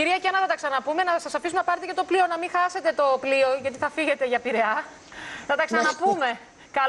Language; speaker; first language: Greek; native; Greek